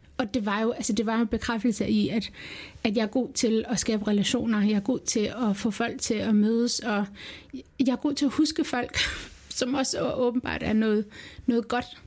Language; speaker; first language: Danish; early bilingual, other home language; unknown